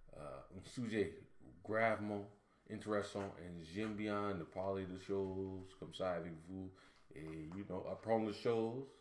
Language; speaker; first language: French; non-native, learner; English